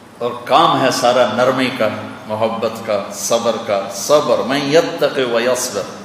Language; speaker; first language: Urdu; non-native, local second language; Punjabi